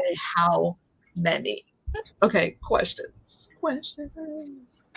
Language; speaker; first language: English; native; English